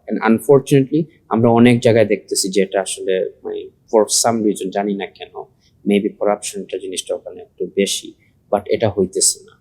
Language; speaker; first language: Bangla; early bilingual, heritage; Sylheti